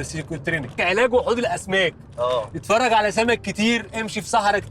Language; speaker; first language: Arabic; native; Arabic